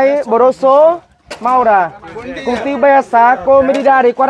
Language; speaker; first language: Portuguese; non-native, learner; Vietnamese